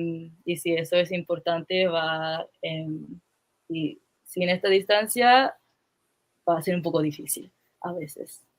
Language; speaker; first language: Spanish; non-native, fluent; English